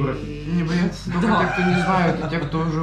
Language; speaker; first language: Russian; native; Russian